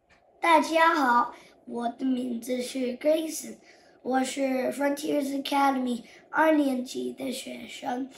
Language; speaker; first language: Chinese; non-native, learner; English